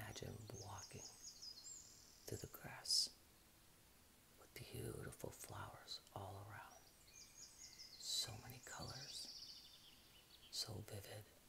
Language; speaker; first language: English; native; English